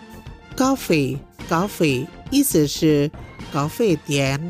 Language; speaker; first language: Chinese; non-native, fluent; Indonesian